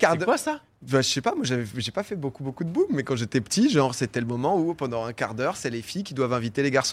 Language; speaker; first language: French; native; French